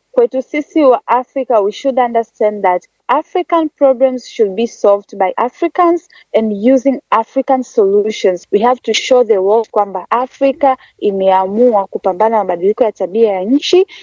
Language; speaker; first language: Swahili; native; Swahili